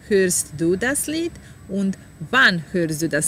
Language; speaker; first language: German; non-native, fluent; Serbian